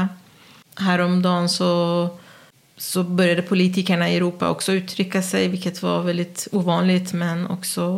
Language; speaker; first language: Swedish; non-native, fluent; Persian